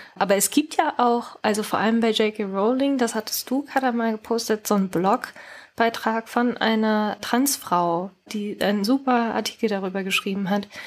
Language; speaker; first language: German; early bilingual, other home language; Japanese